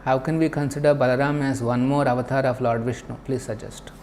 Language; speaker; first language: English; non-native, local second language; Telugu